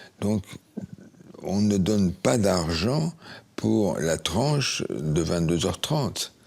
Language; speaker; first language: French; native; French